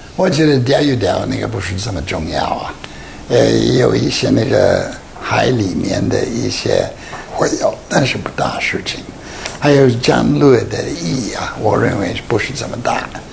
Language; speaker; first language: Chinese; non-native, fluent; English